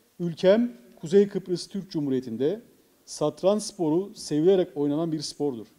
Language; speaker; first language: Turkish; native; Turkish